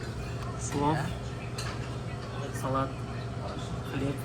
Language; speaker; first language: Russian; non-native, learner; Uzbek